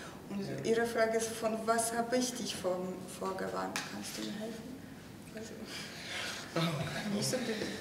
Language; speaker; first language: German; non-native, fluent; Russian